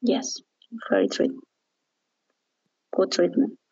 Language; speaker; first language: English; non-native, learner; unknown